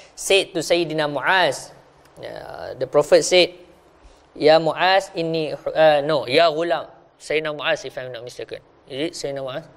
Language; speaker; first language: English; non-native, local second language; Malay